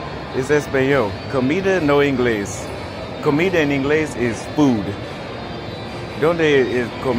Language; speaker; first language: Spanish; non-native, learner; English